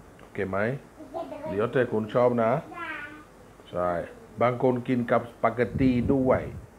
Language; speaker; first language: Thai; non-native, fluent; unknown